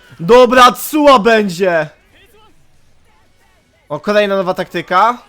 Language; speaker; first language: Polish; native; Polish